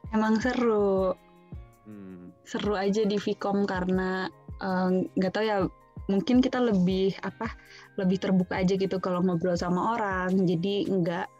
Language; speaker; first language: Indonesian; native; Indonesian